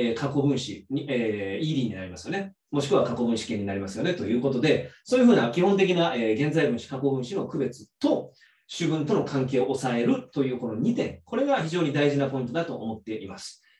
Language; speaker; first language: Japanese; native; Japanese